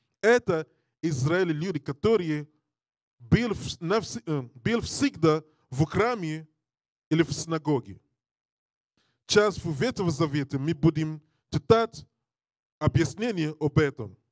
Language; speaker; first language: Russian; non-native, learner; English